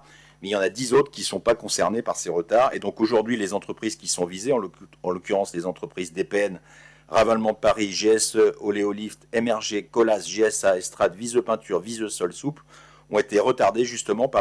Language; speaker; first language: French; native; French